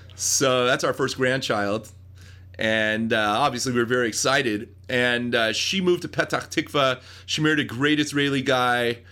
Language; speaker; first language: English; native; English